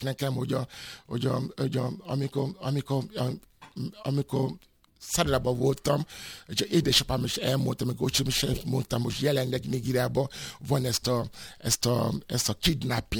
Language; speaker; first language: Hungarian; non-native, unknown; Yoruba